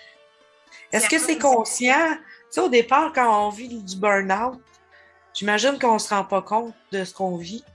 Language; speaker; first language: French; native; French